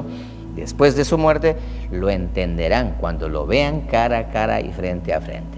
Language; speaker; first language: Spanish; native; Spanish